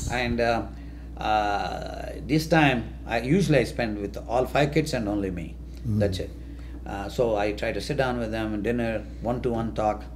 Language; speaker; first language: English; non-native, local second language; Telugu